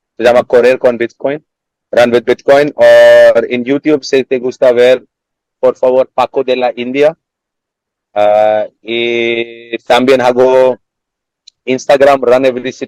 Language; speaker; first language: Spanish; non-native, learner; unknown